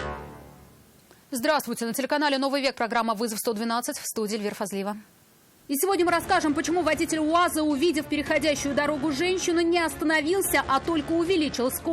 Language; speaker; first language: Russian; native; Russian